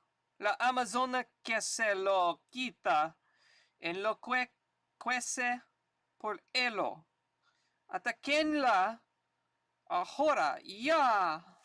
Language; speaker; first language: Spanish; non-native, learner; English